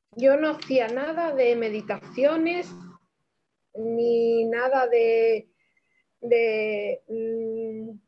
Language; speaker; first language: Spanish; native; Spanish